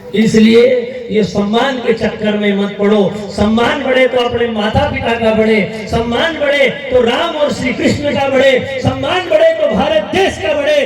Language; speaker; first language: Hindi; native; Hindi